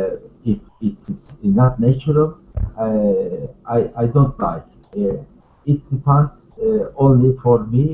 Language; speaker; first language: English; non-native, learner; Turkish